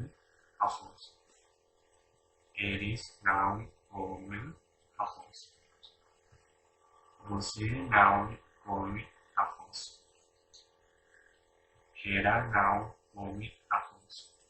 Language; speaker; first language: Portuguese; non-native, learner; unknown